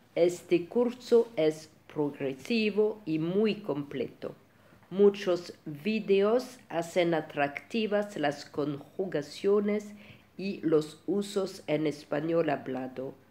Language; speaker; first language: Spanish; non-native, fluent; French